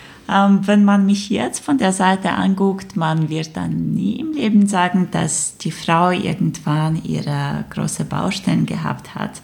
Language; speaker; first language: German; non-native, fluent; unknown